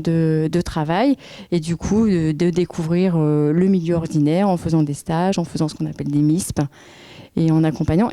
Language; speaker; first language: French; native; French